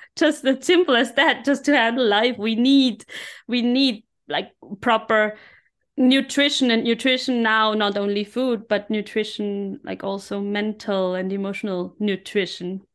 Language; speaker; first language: English; non-native, fluent; German